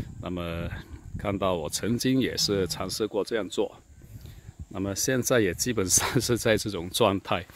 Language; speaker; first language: Chinese; non-native, local second language; Cantonese